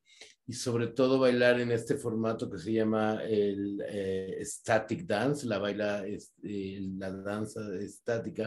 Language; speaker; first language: Spanish; native; Spanish